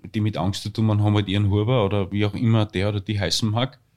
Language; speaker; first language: German; native; German